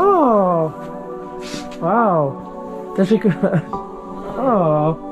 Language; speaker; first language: Turkish; non-native, learner; Polish